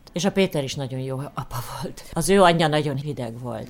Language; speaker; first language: Hungarian; early bilingual, heritage; Hungarian